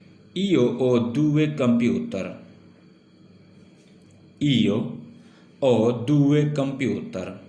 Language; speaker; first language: Italian; non-native, learner; Urdu